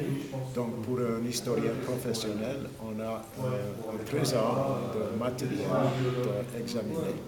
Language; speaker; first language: French; non-native, fluent; English